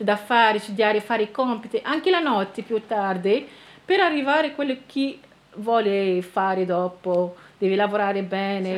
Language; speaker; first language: Italian; non-native, learner; Arabic